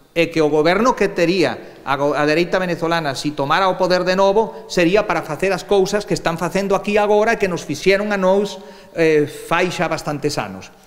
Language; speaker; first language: Galician; early bilingual, heritage; Galician